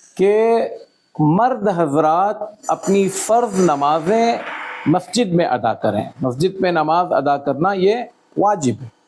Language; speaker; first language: Urdu; native; Urdu